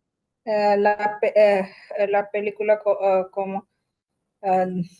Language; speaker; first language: Spanish; non-native, learner; Bangla